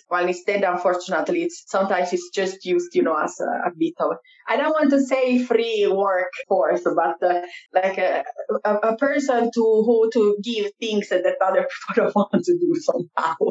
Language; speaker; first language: English; non-native, fluent; Italian